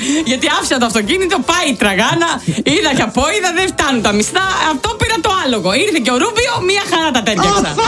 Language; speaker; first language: Greek; native; Greek